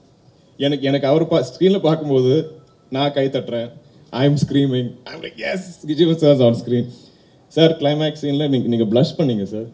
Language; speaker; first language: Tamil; non-native, fluent; Malayalam